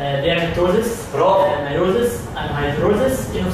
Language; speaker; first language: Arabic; native; Arabic